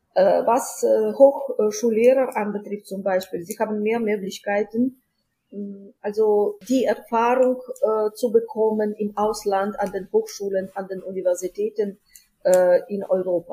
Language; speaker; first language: German; non-native, fluent; Ukrainian